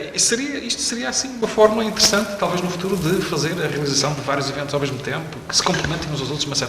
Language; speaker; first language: Portuguese; native; Portuguese